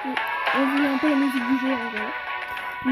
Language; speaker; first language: French; native; French